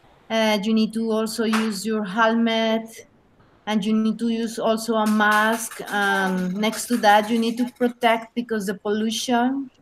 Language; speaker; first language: English; non-native, learner; Spanish